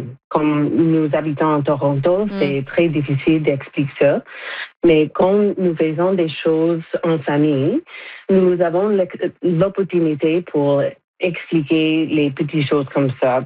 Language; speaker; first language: French; non-native, local second language; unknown